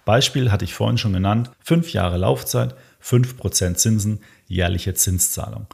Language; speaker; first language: German; native; German